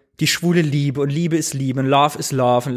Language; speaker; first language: German; native; German